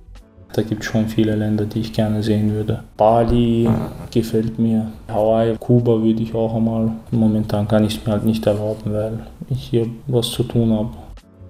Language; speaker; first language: German; early bilingual, other home language; Chechen